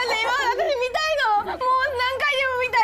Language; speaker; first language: Japanese; native; Japanese